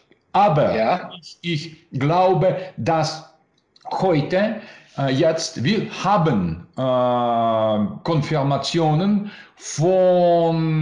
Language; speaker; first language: German; non-native, learner; Russian